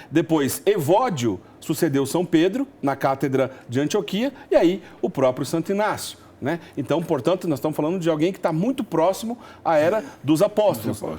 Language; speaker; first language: Portuguese; native; Portuguese